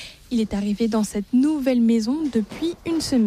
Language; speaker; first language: French; native; French